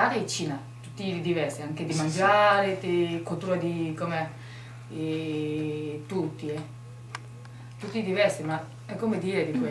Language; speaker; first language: Italian; non-native, learner; Chinese